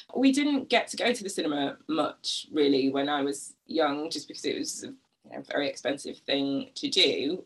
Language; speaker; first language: English; native; English